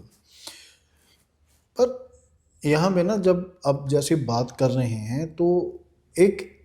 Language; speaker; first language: Hindi; non-native, local second language; Punjabi